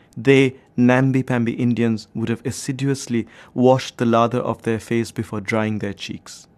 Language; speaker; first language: English; non-native, local second language; Bangla